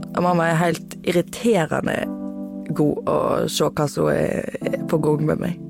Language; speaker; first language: Norwegian; native; Norwegian